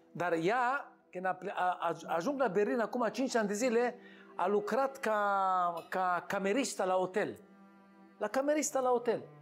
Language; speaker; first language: Romanian; non-native, learner; Hebrew